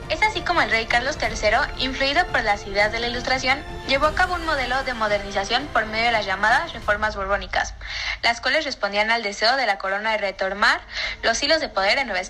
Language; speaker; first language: Spanish; native; Spanish